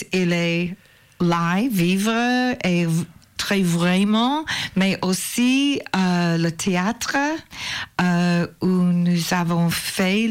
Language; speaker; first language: French; non-native, learner; English